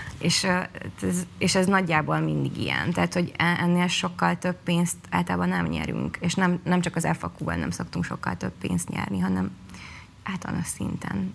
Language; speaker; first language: Hungarian; native; Hungarian